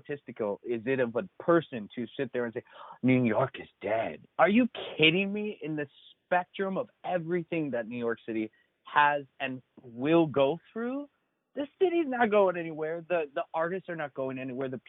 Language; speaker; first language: English; native; English